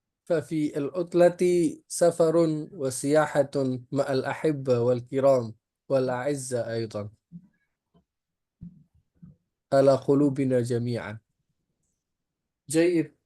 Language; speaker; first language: Arabic; non-native, fluent; Indonesian